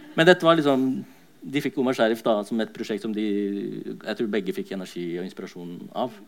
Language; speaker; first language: Norwegian; early bilingual, other home language; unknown